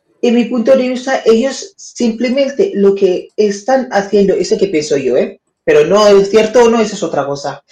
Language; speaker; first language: Spanish; non-native, fluent; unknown